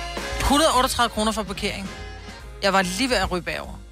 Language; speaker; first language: Danish; native; Danish